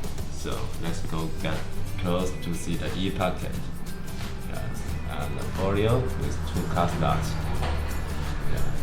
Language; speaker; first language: English; non-native, learner; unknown